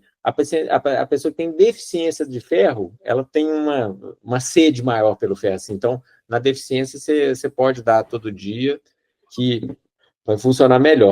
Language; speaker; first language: Portuguese; native; Portuguese